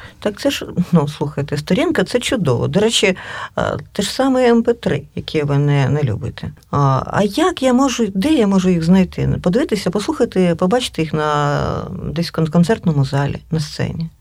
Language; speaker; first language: Ukrainian; native; Ukrainian